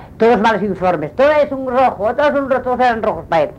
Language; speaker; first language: Spanish; non-native, local second language; Galician